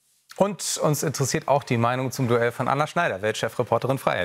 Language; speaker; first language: German; native; German